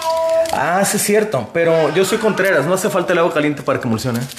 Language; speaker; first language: Spanish; native; Spanish